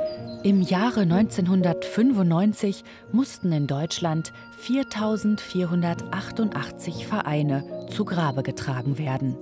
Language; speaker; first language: German; native; German